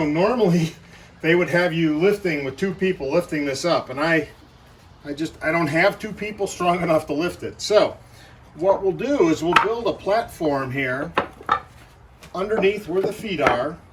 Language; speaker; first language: English; native; English